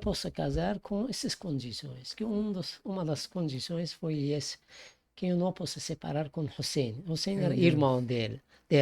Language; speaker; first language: Portuguese; non-native, fluent; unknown